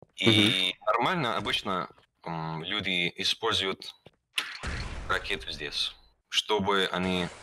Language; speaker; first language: Russian; non-native, learner; German